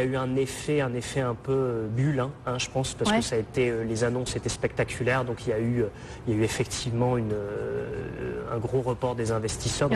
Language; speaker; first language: French; native; French